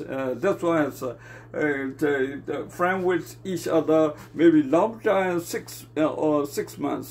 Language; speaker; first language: English; non-native, learner; Burmese